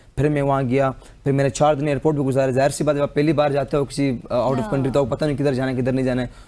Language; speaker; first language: Urdu; non-native, local second language; Pashto